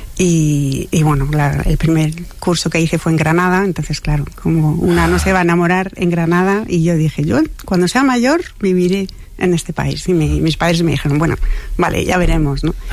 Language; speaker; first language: Spanish; non-native, fluent; French